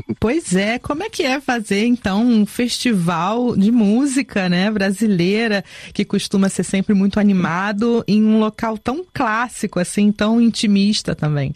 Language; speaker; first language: Portuguese; native; Portuguese